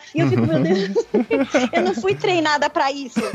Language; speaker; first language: Portuguese; native; Portuguese